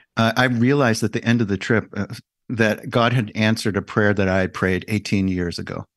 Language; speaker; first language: English; native; English